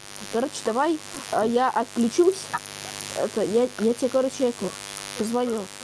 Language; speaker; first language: Russian; native; Russian